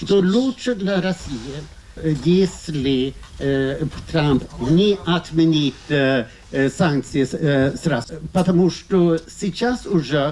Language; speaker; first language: Russian; non-native, fluent; Swedish